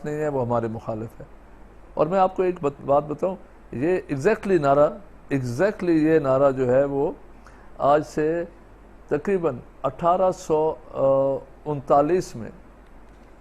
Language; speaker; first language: Urdu; non-native, local second language; Sindhi